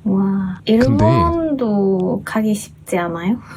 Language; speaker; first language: Korean; non-native, fluent; Japanese